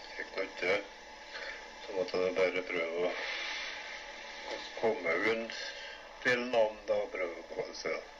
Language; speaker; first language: Norwegian; native; Norwegian